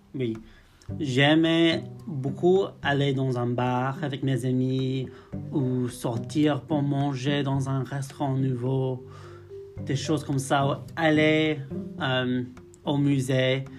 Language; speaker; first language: French; non-native, fluent; English